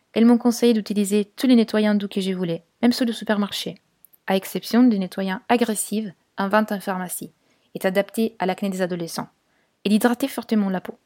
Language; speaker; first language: French; non-native, fluent; Italian